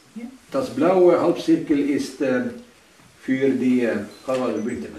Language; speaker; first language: German; non-native, learner; Northern Sami